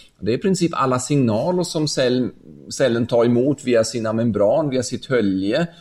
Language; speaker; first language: Swedish; non-native, fluent; German